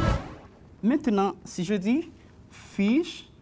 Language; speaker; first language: French; non-native, fluent; Spanish